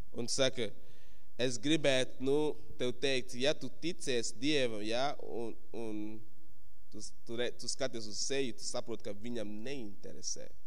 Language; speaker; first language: Latvian; non-native, fluent; English